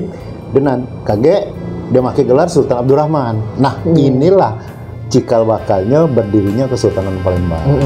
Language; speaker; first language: Indonesian; native; Indonesian